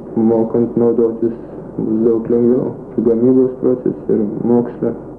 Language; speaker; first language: Lithuanian; native; Lithuanian